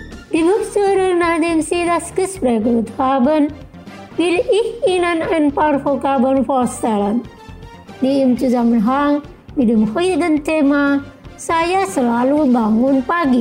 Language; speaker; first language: German; non-native, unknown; Indonesian